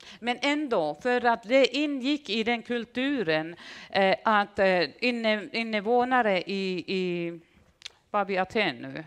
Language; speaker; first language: Swedish; non-native, fluent; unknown